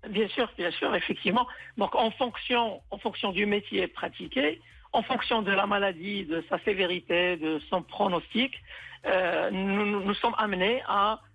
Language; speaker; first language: French; non-native, local second language; Arabic